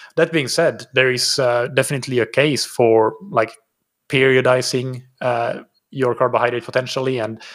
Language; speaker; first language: English; non-native, fluent; Finnish